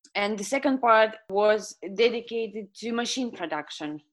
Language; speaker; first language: English; non-native, fluent; Estonian